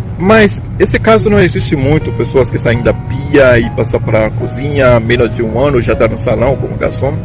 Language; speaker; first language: Portuguese; non-native, fluent; Haitian Creole